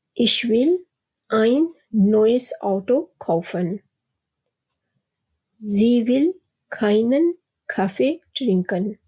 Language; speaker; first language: German; non-native, fluent; Urdu